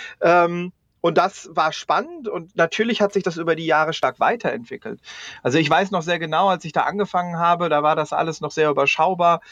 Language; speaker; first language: German; native; German